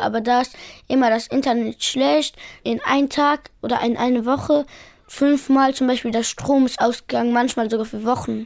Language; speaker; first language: German; early bilingual, other home language; Pashto